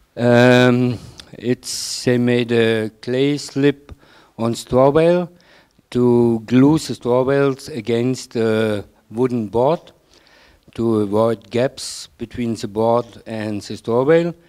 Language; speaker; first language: English; non-native, fluent; German